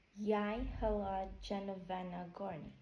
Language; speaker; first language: Danish; non-native, learner; Filipino